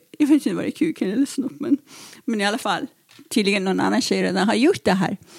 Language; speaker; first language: Swedish; non-native, fluent; Persian